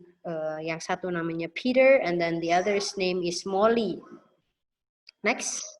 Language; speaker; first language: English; non-native, fluent; Indonesian